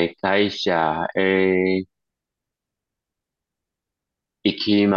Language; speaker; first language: Japanese; non-native, learner; Chinese